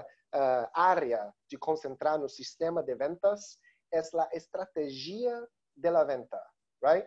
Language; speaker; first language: Spanish; non-native, learner; Portuguese